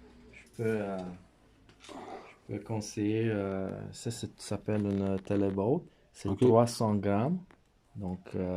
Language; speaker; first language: French; non-native, fluent; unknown